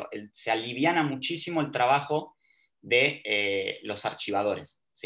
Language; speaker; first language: Spanish; native; Spanish